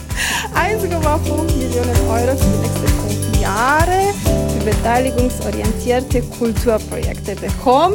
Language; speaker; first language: German; non-native, fluent; Romanian